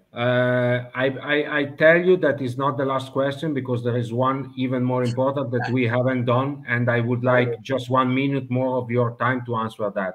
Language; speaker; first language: English; non-native, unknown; Italian